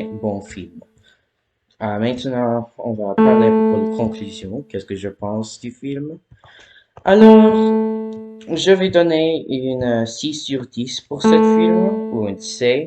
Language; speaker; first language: French; non-native, learner; English